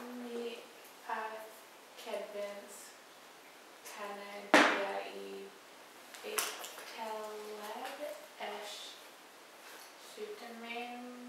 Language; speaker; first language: Hungarian; non-native, learner; English